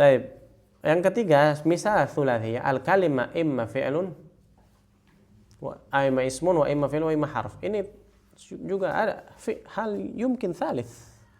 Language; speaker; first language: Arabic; non-native, fluent; Indonesian